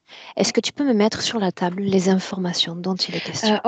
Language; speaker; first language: French; native; French